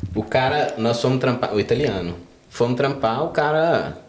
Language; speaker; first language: Portuguese; native; Portuguese